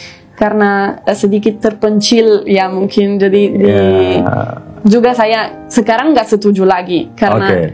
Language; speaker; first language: Indonesian; non-native, fluent; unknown